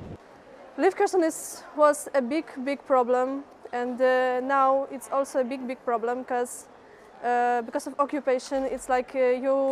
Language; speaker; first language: English; non-native, fluent; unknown